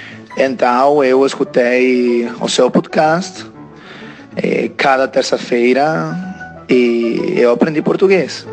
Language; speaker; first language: Portuguese; non-native, learner; Italian